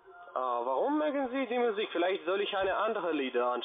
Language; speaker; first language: German; non-native, learner; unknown